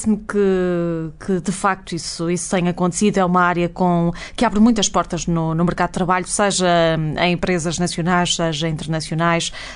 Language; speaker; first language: Portuguese; native; Portuguese